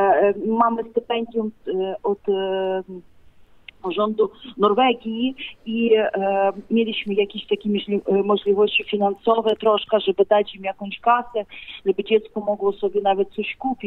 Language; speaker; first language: Polish; non-native, fluent; Ukrainian